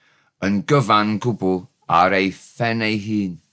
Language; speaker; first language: Welsh; non-native, learner; English